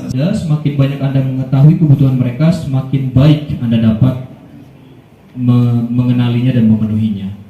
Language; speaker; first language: Indonesian; native; Indonesian